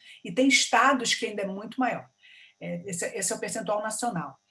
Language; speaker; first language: Portuguese; native; Portuguese